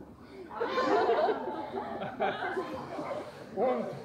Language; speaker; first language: German; non-native, learner; Russian